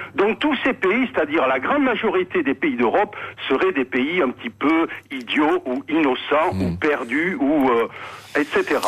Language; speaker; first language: French; non-native, local second language; Basque